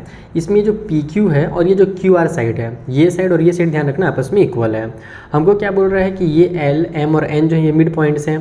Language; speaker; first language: Hindi; native; Hindi